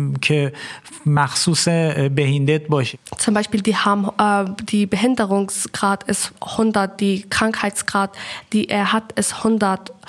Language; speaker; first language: German; non-native, learner; Persian